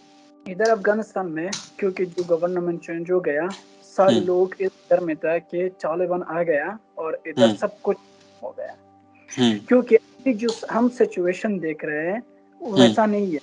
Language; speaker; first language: Hindi; non-native, learner; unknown